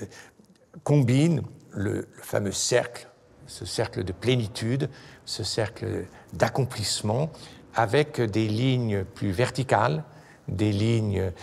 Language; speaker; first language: French; native; French